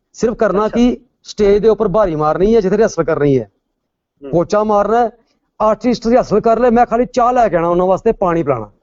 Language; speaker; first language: Punjabi; non-native, local second language; Pahari-Potwari